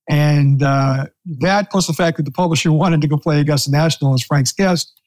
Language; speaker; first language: English; native; English